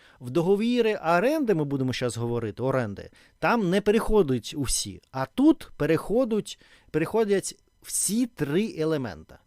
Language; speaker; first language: Ukrainian; non-native, learner; Russian